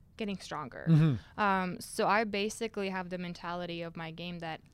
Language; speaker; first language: English; non-native, fluent; Swedish